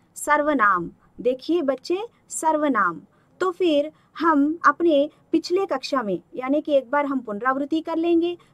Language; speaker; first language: Hindi; non-native, local second language; Telugu